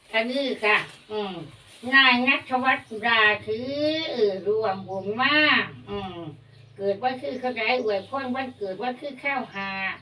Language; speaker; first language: Thai; native; Thai